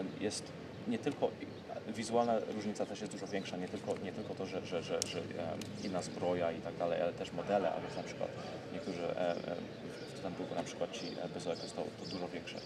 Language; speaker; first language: Polish; early bilingual, heritage; Polish